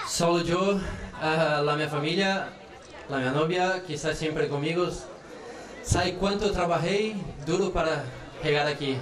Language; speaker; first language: Spanish; non-native, learner; Portuguese